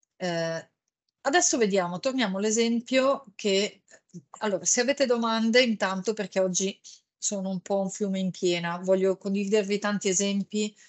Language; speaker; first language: Italian; native; Italian